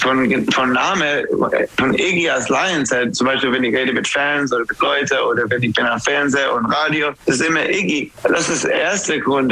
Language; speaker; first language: German; non-native, fluent; English